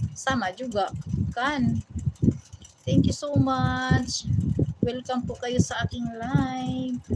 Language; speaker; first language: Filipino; non-native, local second language; Cebuano